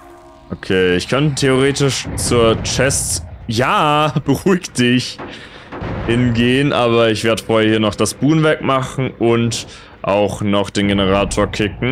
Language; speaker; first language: German; native; German